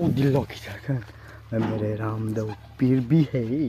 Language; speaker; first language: Hindi; non-native, local second language; Gujarati